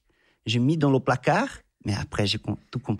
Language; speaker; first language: French; non-native, fluent; Portuguese